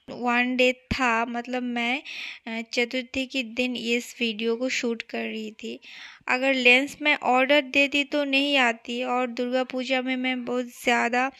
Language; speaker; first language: Hindi; non-native, local second language; Bangla